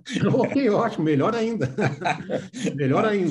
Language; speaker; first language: Portuguese; native; Portuguese